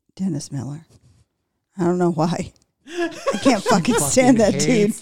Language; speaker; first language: English; native; English